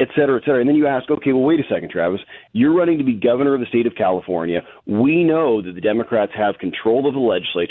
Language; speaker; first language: English; native; English